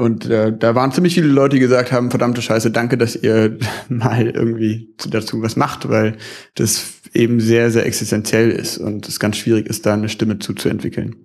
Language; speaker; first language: German; native; German